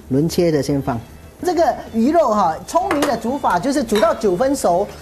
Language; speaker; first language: Chinese; native; Chinese